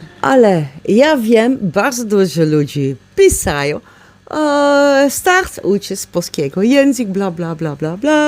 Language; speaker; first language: Polish; non-native, learner; Dutch